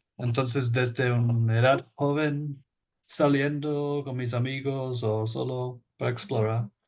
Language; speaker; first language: Spanish; non-native, fluent; English